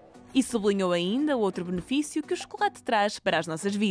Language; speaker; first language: Portuguese; native; Portuguese